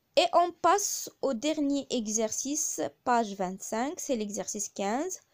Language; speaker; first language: French; non-native, local second language; Arabic